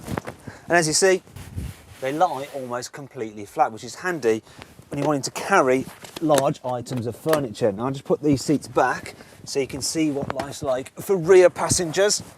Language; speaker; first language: English; native; English